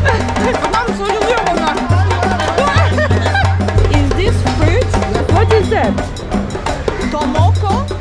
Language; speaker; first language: English; non-native, learner; Turkish